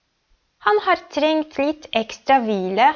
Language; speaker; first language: Norwegian; non-native, fluent; Polish